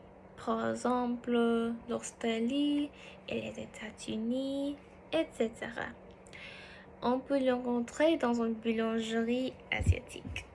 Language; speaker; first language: French; non-native, learner; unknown